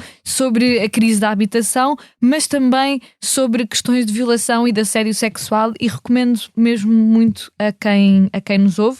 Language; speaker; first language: Portuguese; native; Portuguese